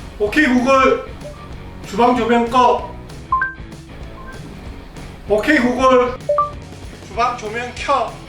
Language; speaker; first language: Korean; native; Korean